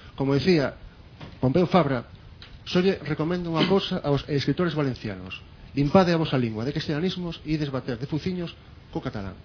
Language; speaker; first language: Galician; non-native, local second language; Spanish